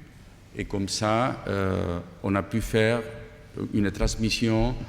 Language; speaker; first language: French; non-native, fluent; Catalan